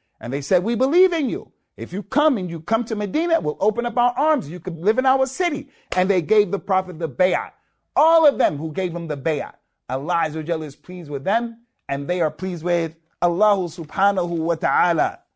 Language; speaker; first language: English; native; English